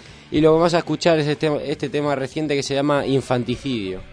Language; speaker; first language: Spanish; native; Spanish